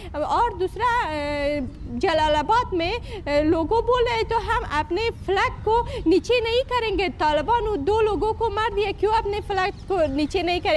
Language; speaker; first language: Hindi; non-native, learner; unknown